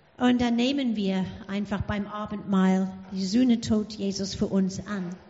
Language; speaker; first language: German; non-native, fluent; English